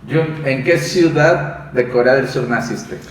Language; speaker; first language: Spanish; native; Spanish